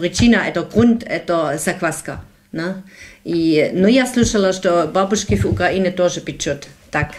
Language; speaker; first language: Ukrainian; non-native, learner; German